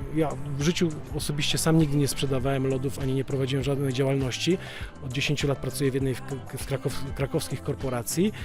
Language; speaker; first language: Polish; early bilingual, other home language; Italian